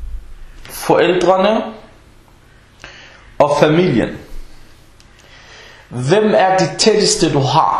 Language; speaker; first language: Danish; early bilingual, other home language; Arabic